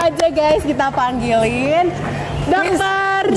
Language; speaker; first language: Indonesian; native; Indonesian